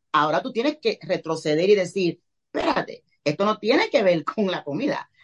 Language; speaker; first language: Spanish; early bilingual, heritage; Spanish